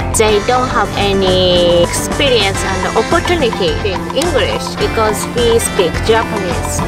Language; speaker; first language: English; non-native, learner; Japanese